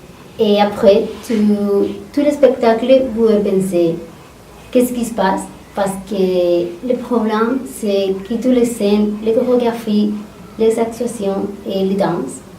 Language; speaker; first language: French; non-native, learner; Spanish